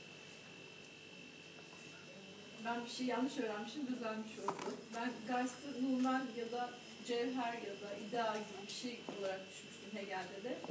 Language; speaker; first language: Turkish; native; Turkish